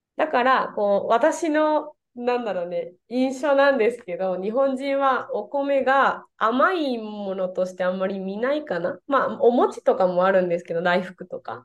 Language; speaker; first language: Japanese; non-native, fluent; Spanish